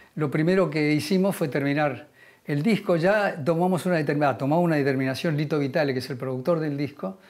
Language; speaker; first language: Spanish; native; Spanish